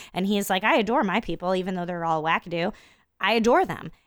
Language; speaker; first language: English; native; English